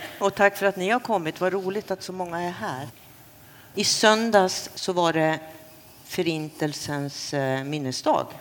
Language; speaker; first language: Swedish; native; Swedish